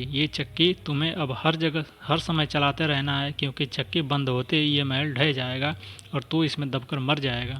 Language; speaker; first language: Hindi; native; Hindi